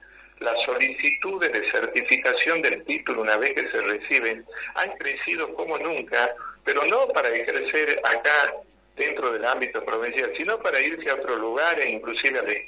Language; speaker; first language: Spanish; native; Spanish